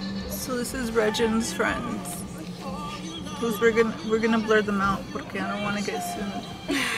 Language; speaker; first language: English; early bilingual, other home language; Spanish